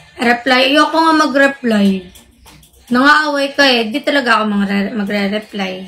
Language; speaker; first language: Filipino; non-native, local second language; Cebuano